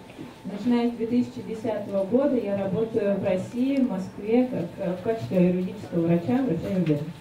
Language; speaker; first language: Russian; native; Russian